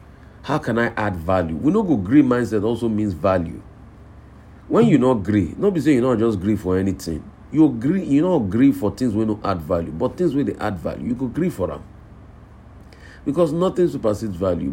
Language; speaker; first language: English; non-native, local second language; Yoruba